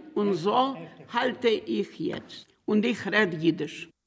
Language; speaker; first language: German; non-native, learner; Ukrainian